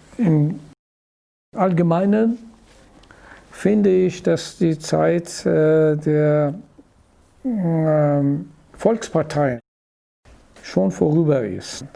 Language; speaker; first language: German; non-native, fluent; Persian